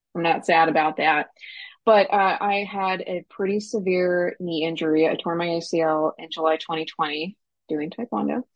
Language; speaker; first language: English; native; English